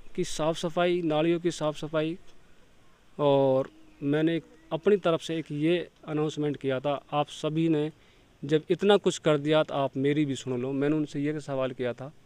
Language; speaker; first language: Hindi; native; Hindi